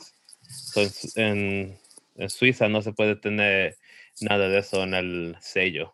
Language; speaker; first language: Spanish; early bilingual, heritage; Spanish